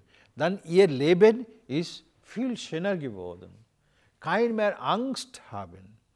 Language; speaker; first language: German; non-native, learner; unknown